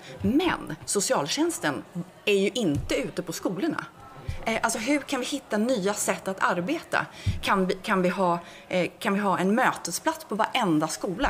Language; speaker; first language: Swedish; native; Swedish